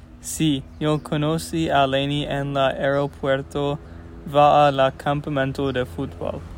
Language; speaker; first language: Spanish; non-native, learner; English